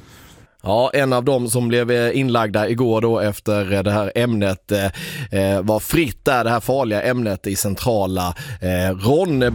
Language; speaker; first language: Swedish; native; Swedish